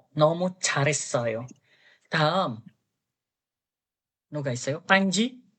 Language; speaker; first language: Korean; non-native, fluent; Indonesian